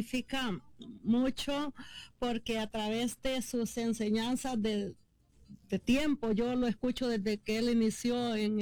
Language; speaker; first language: Spanish; native; Spanish